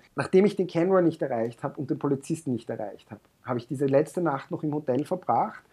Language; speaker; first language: German; native; German